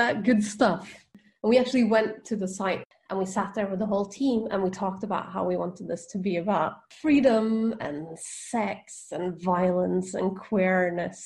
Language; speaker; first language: English; non-native, fluent; Norwegian